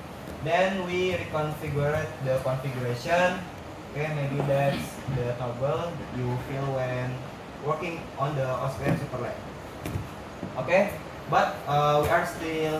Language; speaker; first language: English; non-native, learner; Indonesian